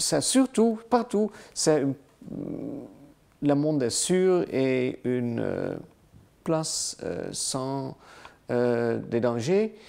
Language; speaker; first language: French; non-native, learner; Dutch